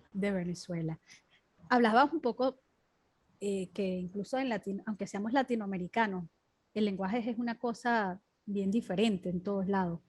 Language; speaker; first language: Spanish; native; Spanish